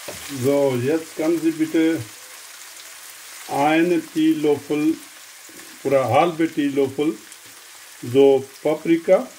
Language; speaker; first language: German; non-native, learner; Urdu